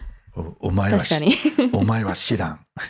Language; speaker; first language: Japanese; non-native, fluent; English